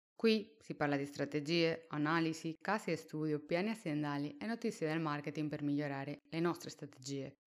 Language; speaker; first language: Italian; non-native, fluent; Spanish